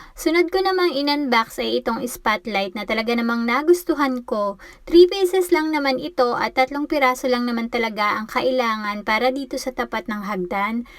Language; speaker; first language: Filipino; native; Filipino